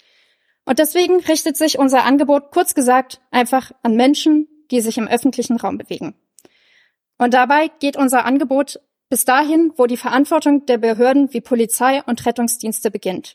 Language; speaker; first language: German; native; German